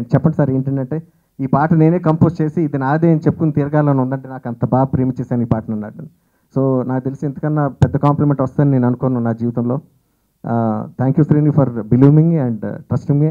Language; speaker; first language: Telugu; native; Telugu